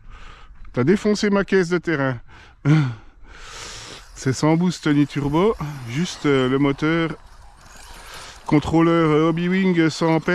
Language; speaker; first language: French; native; French